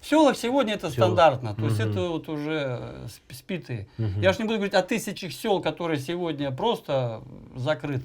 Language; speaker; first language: Russian; native; Russian